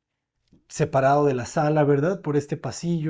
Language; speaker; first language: Spanish; native; Spanish